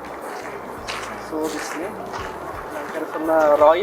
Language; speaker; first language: Japanese; non-native, fluent; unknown